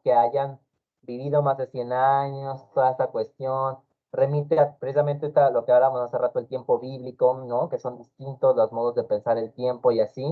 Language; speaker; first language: Spanish; native; Spanish